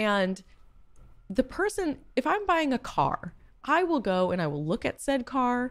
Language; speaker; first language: English; native; English